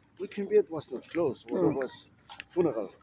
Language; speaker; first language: English; non-native, learner; German